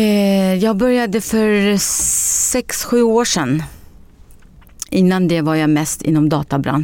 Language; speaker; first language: Swedish; early bilingual, other home language; Arabic